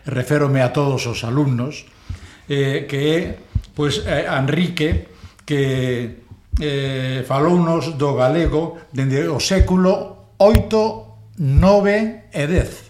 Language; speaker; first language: Galician; non-native, local second language; Spanish